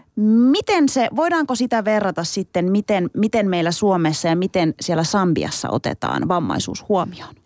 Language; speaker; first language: Finnish; early bilingual, other home language; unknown